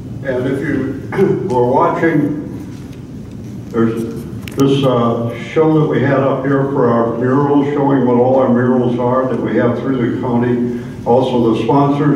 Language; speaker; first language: English; native; English